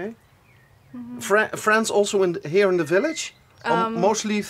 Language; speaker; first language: English; non-native, fluent; Dutch